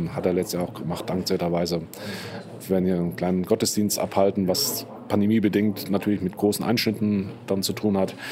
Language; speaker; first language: German; native; German